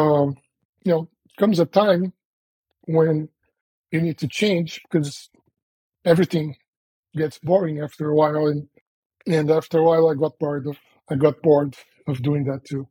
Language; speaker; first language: English; non-native, fluent; Portuguese